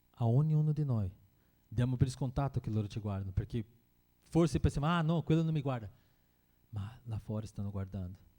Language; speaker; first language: Italian; non-native, fluent; Portuguese